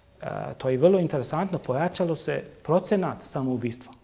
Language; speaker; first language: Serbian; non-native, local second language; Turkish